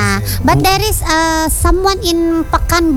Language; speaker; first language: English; non-native, learner; Indonesian